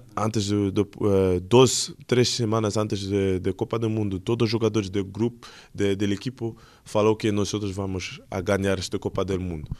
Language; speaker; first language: Portuguese; non-native, learner; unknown